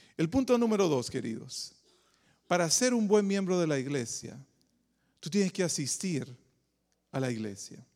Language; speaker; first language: Spanish; native; Spanish